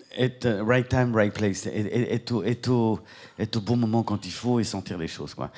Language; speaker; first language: French; native; French